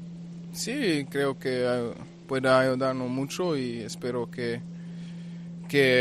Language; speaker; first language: Spanish; non-native, fluent; German